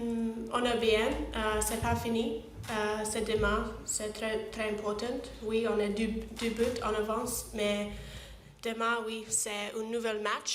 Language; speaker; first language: French; non-native, learner; English